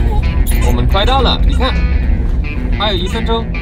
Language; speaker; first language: Chinese; non-native, fluent; German